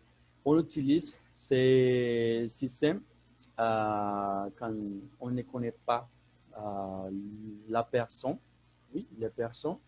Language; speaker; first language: French; non-native, fluent; Spanish